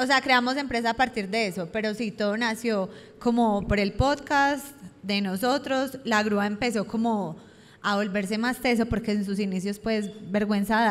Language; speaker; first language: Spanish; native; Spanish